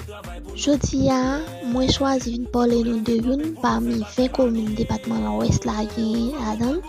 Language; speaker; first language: French; non-native, learner; Haitian Creole